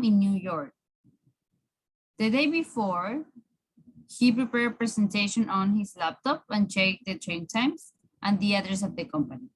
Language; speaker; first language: English; non-native, fluent; Spanish